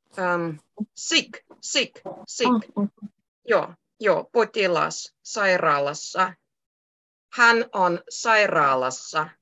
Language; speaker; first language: Finnish; native; Finnish